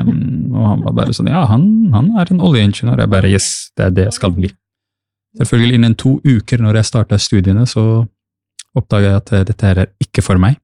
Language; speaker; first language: Norwegian; early bilingual, other home language; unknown